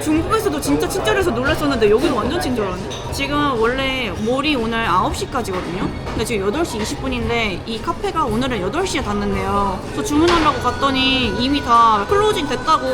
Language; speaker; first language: Korean; early bilingual, heritage; Korean